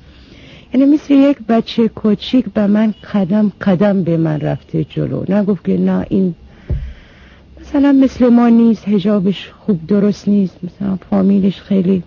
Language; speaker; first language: Persian; non-native, fluent; Arabic